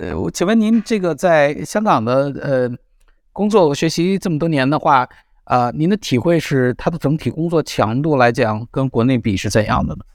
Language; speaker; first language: Chinese; native; Chinese